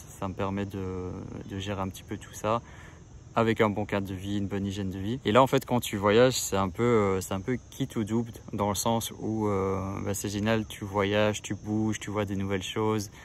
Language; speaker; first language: French; native; French